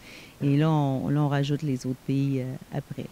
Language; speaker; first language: French; native; French